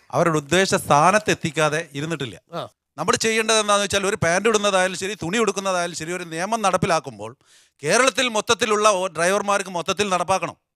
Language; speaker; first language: Malayalam; native; Malayalam